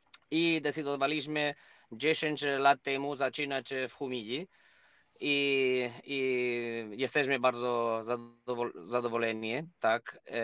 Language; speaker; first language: Polish; non-native, learner; Spanish